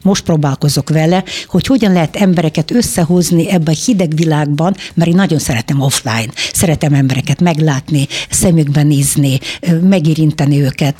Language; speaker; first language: Hungarian; non-native, fluent; Russian